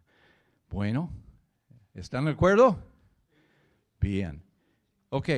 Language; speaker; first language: Spanish; non-native, learner; English